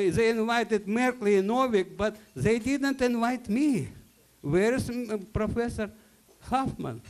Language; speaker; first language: English; non-native, learner; Russian